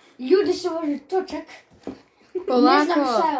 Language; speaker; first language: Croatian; early bilingual, heritage; Croatian